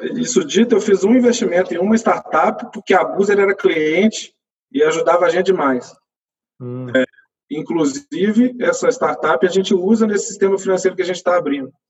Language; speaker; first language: Portuguese; native; Portuguese